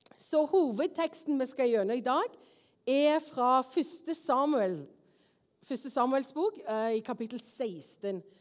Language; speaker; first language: Norwegian; native; Norwegian